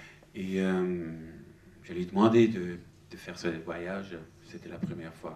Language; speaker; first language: French; non-native, learner; German